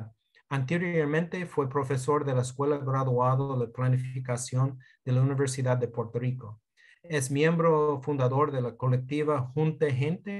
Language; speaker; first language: Spanish; non-native, fluent; English